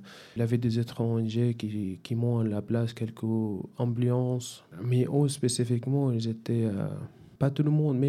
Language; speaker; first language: French; non-native, fluent; Arabic